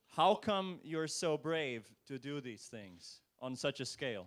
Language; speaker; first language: English; non-native, fluent; Latvian